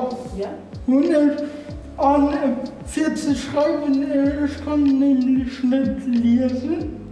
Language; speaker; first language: German; non-native, local second language; Luxembourgish